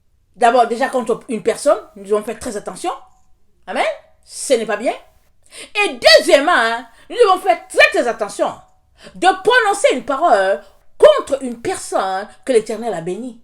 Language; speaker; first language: French; native; French